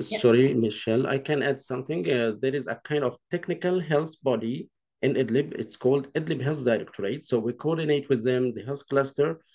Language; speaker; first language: English; non-native, fluent; Arabic